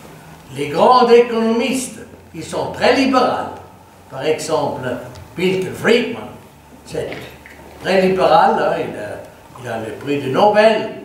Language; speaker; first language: French; non-native, fluent; German